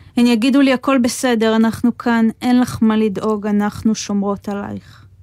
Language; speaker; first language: Hebrew; native; Hebrew